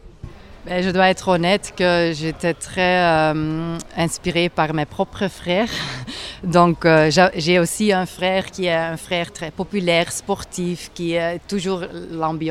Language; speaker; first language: French; non-native, local second language; Dutch